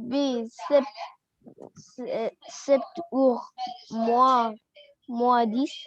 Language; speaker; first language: French; non-native, learner; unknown